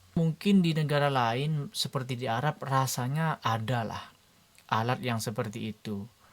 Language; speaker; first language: Indonesian; non-native, local second language; Madurese